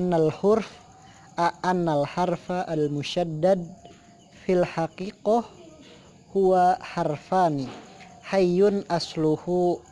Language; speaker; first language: Arabic; non-native, learner; Indonesian